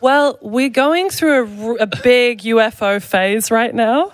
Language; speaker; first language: English; native; English